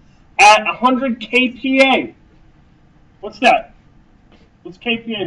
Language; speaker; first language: English; native; English